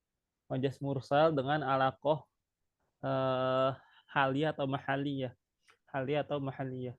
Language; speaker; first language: Arabic; non-native, fluent; Indonesian